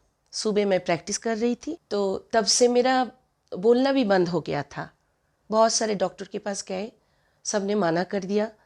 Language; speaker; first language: Hindi; non-native, local second language; Bangla